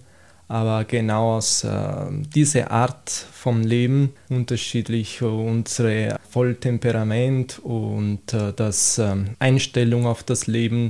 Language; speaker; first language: German; non-native, fluent; Italian